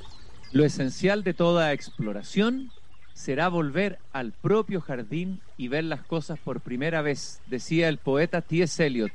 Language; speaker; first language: Spanish; native; Spanish